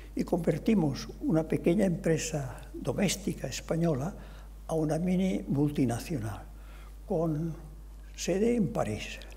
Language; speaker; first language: Spanish; non-native, local second language; Catalan